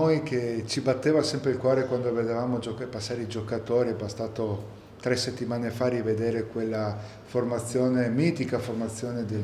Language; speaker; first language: Italian; native; Italian